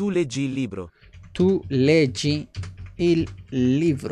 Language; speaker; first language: Italian; non-native, learner; Spanish